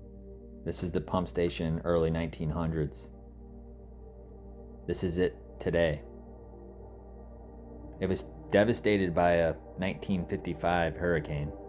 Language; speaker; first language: English; native; English